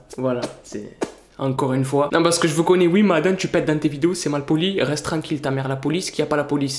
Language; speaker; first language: French; native; French